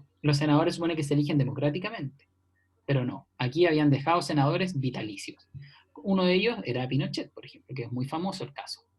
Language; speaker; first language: Spanish; native; Spanish